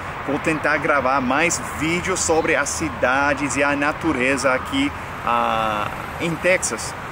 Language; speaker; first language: Portuguese; non-native, fluent; English